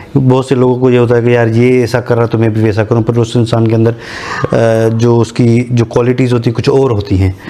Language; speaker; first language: Urdu; non-native, local second language; Sindhi